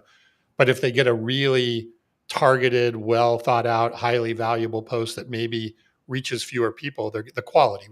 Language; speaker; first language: English; native; English